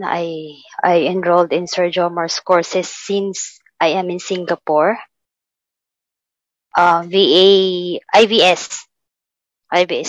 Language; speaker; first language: English; non-native, local second language; Cebuano